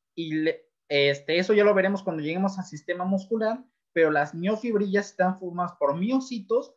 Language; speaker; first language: Spanish; native; Spanish